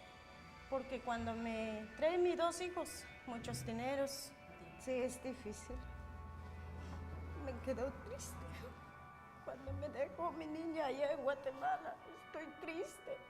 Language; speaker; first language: Spanish; non-native, local second language; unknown